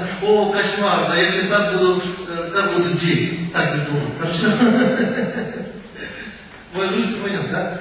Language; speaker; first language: Russian; non-native, learner; Tibetan